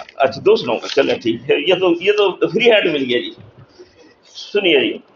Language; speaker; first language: Urdu; native; Urdu